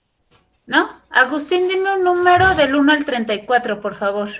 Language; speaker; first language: Spanish; native; Spanish